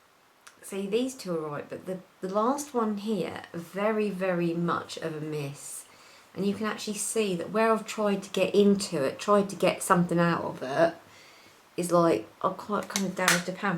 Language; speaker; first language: English; native; English